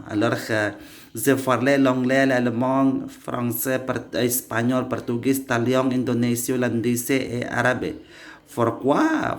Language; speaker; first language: French; non-native, learner; Indonesian